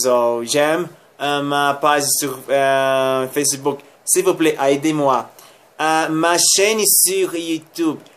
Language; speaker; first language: French; non-native, learner; Spanish